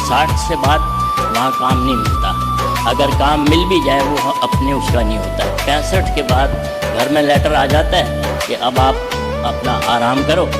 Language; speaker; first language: Hindi; native; Hindi